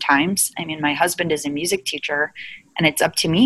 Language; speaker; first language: English; native; English